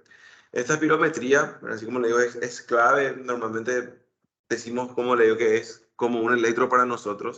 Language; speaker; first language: Spanish; native; Spanish